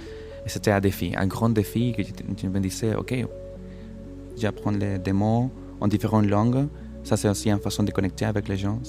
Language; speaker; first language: French; non-native, fluent; Spanish